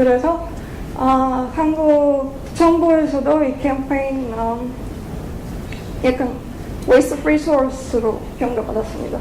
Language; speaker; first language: Korean; non-native, fluent; Bulgarian